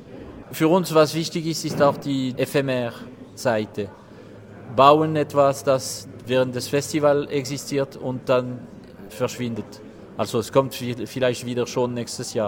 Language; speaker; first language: German; non-native, local second language; French